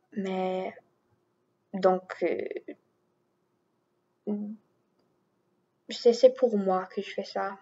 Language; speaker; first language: French; non-native, learner; English